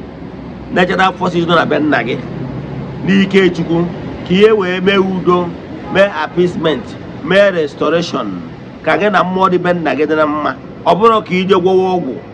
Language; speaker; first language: Igbo; native; Igbo